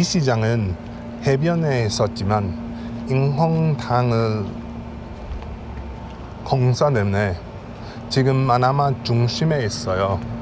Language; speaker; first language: Korean; non-native, learner; English